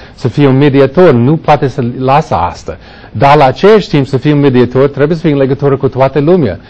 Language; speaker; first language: Romanian; non-native, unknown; English